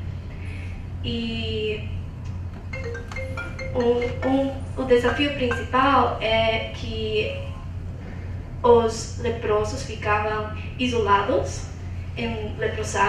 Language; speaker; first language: Portuguese; non-native, fluent; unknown